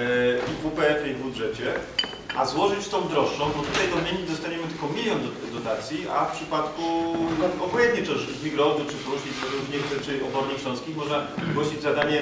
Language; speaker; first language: Polish; native; Polish